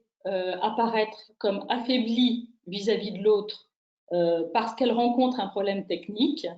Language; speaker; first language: French; native; French